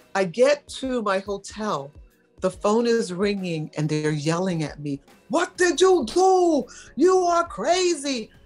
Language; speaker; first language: English; native; English